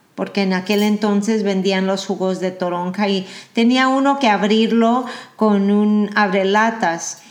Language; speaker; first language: Spanish; early bilingual, heritage; Spanish